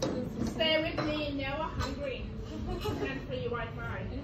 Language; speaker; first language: English; non-native, fluent; Thai